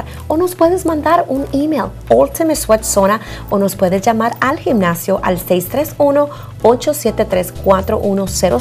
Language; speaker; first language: Spanish; native; Spanish